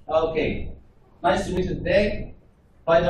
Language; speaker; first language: English; non-native, learner; Arabic